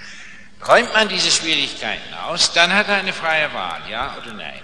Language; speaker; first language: German; non-native, fluent; English